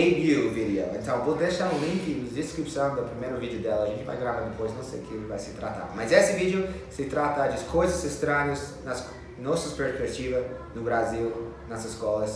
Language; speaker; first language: Portuguese; non-native, fluent; English